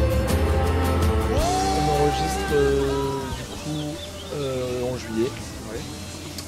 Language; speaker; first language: French; native; French